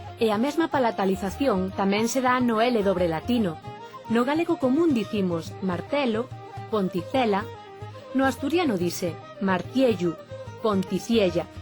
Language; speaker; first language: Galician; native; Galician